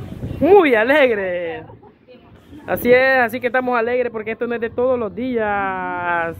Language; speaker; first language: Spanish; native; Spanish